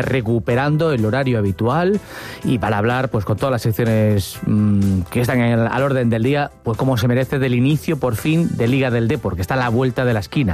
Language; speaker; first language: Spanish; native; Spanish